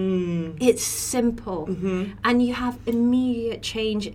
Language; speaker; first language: English; native; English